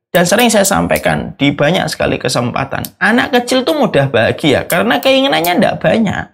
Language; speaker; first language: Indonesian; native; Indonesian